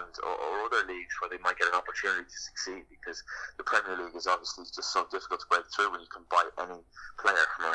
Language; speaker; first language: English; native; English